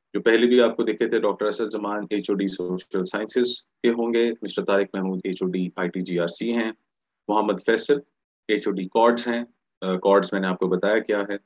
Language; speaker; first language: Urdu; native; Urdu